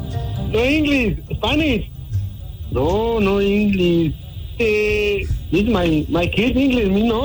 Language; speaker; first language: English; non-native, learner; Spanish